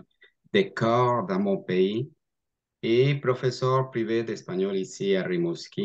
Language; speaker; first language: French; non-native, fluent; Spanish